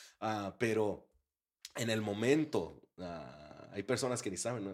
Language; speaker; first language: Spanish; early bilingual, heritage; Spanish